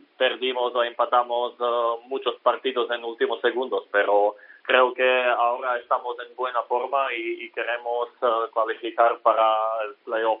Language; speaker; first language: Spanish; non-native, learner; Slovak